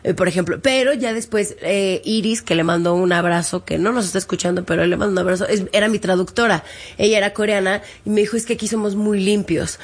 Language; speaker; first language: Spanish; native; Spanish